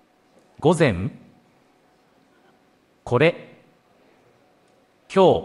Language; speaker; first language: Japanese; non-native, learner; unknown